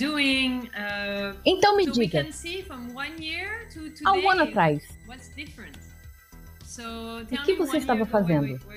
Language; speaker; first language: Portuguese; non-native, learner; English